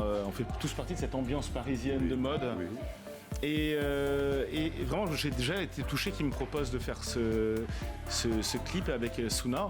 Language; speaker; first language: French; native; French